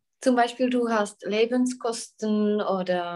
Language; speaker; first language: German; non-native, fluent; Czech